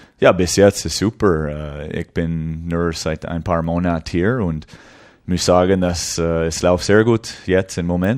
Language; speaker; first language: German; early bilingual, heritage; English